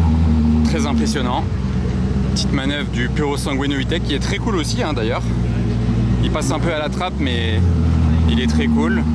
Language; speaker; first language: French; native; French